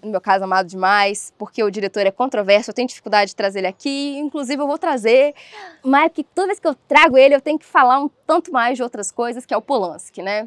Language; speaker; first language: Portuguese; native; Portuguese